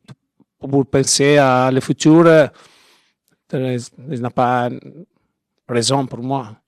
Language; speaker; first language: French; non-native, learner; Italian